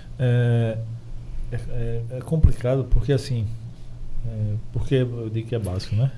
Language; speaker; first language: Portuguese; native; Portuguese